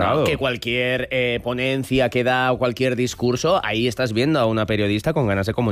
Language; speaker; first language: Spanish; native; Spanish